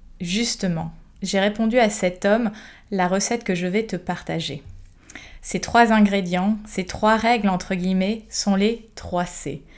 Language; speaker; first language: French; native; French